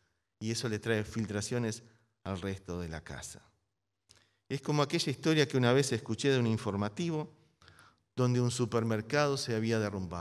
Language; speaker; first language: Spanish; native; Spanish